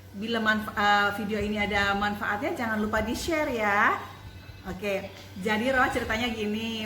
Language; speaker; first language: Indonesian; native; Indonesian